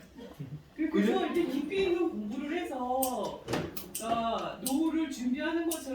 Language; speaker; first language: Korean; native; Korean